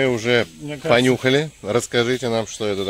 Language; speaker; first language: Russian; native; Russian